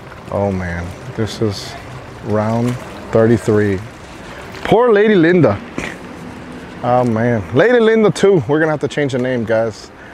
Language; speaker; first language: English; early bilingual, other home language; Spanish